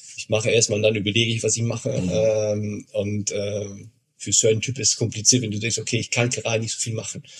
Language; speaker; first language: German; non-native, fluent; Spanish